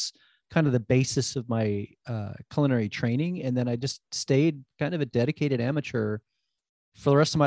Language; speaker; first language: English; native; English